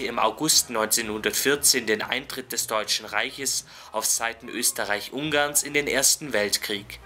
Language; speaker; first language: German; native; German